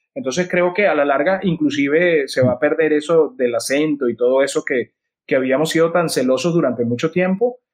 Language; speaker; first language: Spanish; native; Spanish